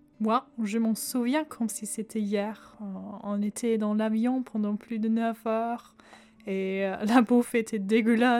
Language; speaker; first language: French; non-native, fluent; German